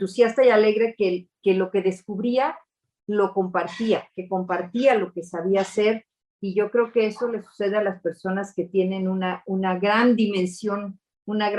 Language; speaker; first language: Spanish; native; Spanish